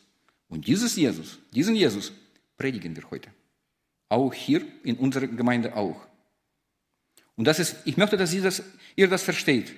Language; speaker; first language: German; non-native, fluent; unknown